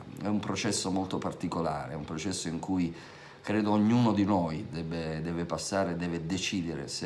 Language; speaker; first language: Italian; native; Italian